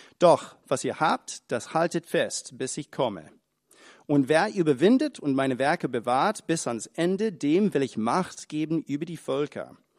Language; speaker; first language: German; non-native, fluent; English